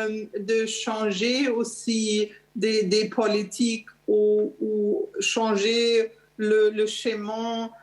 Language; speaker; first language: French; non-native, fluent; German